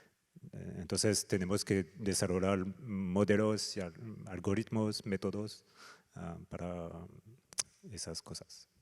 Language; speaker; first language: Spanish; non-native, fluent; French